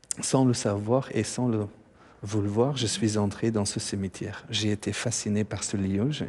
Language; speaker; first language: French; non-native, fluent; Persian